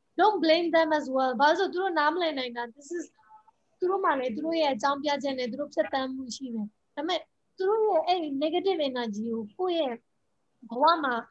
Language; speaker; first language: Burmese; non-native, local second language; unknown